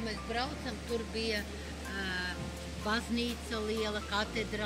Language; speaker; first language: Latvian; non-native, local second language; Russian